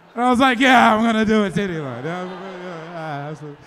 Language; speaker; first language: English; native; English